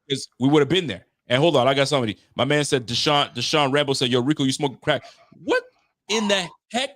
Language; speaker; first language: English; native; English